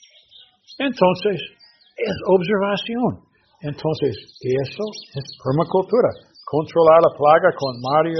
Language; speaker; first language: Spanish; non-native, learner; English